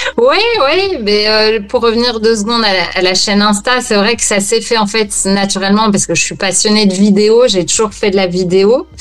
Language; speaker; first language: French; native; French